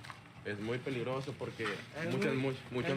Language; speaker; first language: Spanish; native; Spanish